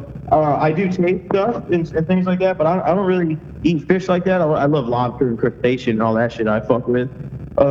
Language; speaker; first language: English; native; English